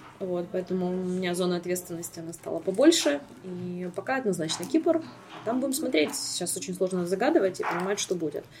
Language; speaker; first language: Russian; native; Russian